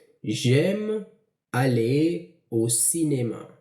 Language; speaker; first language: French; non-native, fluent; English